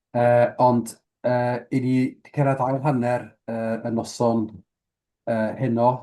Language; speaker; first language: Welsh; native; Welsh